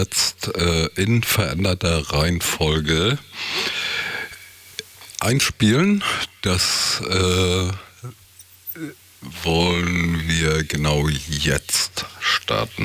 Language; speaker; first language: German; native; German